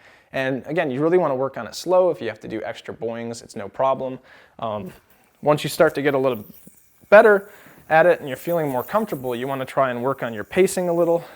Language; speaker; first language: English; native; English